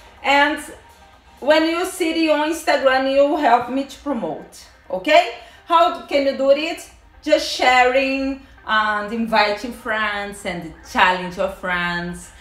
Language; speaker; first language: English; non-native, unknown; Portuguese